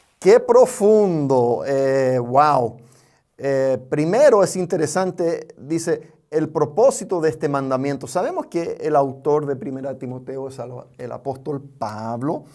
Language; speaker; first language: Spanish; non-native, fluent; English